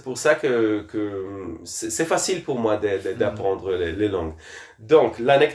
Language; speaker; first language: French; non-native, fluent; Hebrew